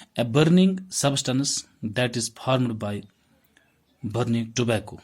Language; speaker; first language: English; non-native, local second language; Urdu